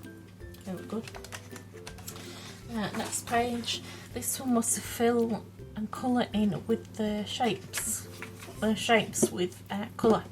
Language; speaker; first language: English; native; English